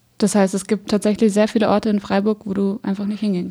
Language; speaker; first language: German; native; German